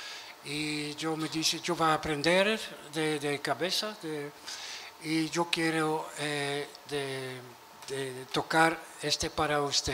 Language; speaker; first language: Spanish; non-native, learner; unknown